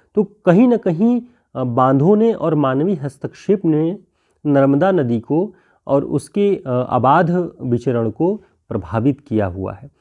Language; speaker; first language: Hindi; native; Hindi